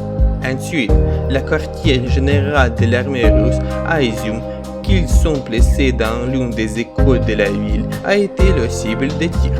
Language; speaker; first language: French; non-native, fluent; Ukrainian